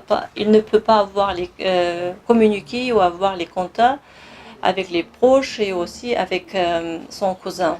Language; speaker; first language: French; non-native, fluent; Kazakh